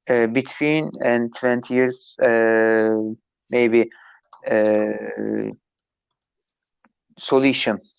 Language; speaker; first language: English; non-native, learner; Turkish